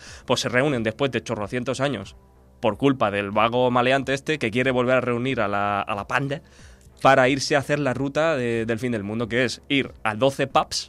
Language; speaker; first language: Spanish; native; Spanish